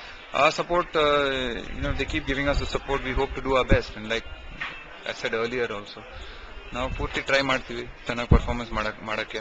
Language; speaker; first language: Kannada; non-native, local second language; Marathi